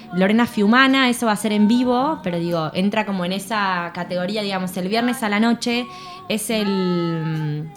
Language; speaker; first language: Spanish; native; Spanish